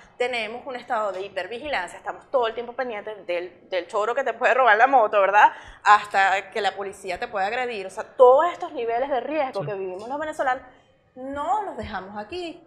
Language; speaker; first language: Spanish; native; Spanish